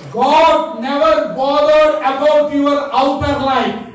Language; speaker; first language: English; non-native, local second language; Telugu